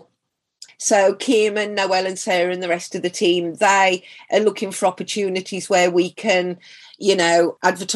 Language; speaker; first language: English; native; English